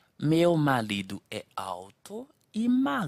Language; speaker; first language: Portuguese; non-native, fluent; Haitian Creole